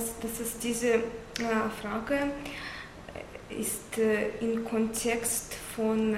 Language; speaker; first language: German; non-native, learner; Russian